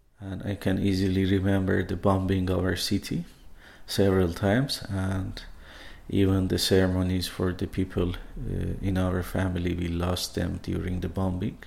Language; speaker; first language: English; non-native, learner; Persian